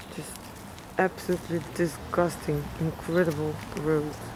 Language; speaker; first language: English; non-native, fluent; Russian